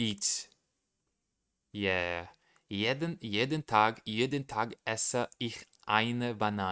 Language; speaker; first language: German; non-native, learner; Portuguese